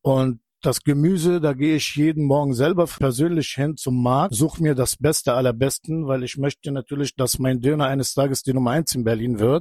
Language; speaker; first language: German; non-native, fluent; Turkish